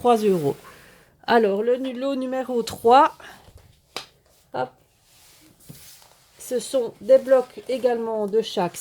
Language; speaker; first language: French; native; French